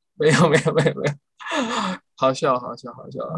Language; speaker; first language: Chinese; native; Chinese